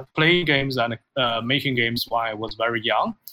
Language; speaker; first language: English; non-native, fluent; Chinese